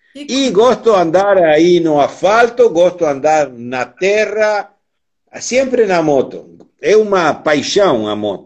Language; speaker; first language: Portuguese; non-native, learner; Spanish